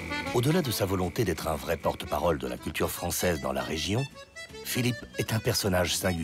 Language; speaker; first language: French; native; French